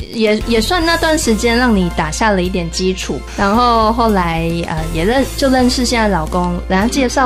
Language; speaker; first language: Chinese; native; Chinese